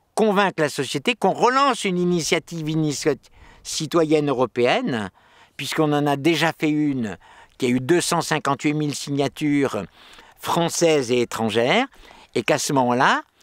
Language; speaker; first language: French; native; French